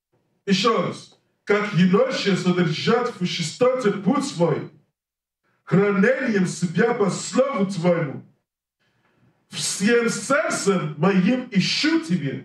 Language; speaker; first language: Russian; non-native, learner; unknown